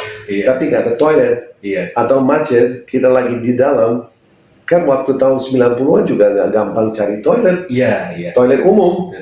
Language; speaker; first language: Indonesian; non-native, fluent; English